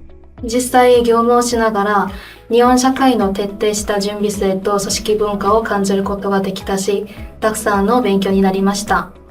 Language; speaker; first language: Japanese; non-native, fluent; Korean